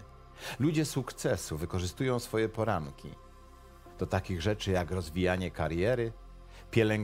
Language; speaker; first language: Polish; native; Polish